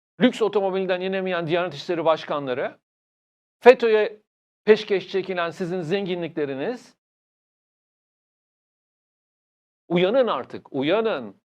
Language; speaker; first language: Turkish; native; Turkish